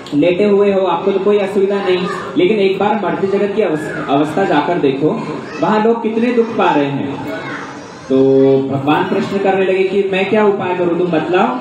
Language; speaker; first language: Hindi; native; Hindi